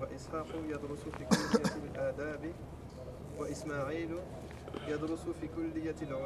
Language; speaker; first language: Arabic; non-native, learner; French